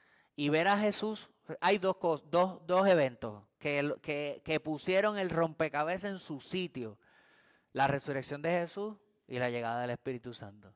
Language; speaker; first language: Spanish; native; Spanish